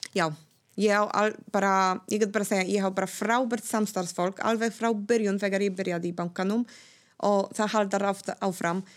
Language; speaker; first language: Icelandic; non-native, fluent; Polish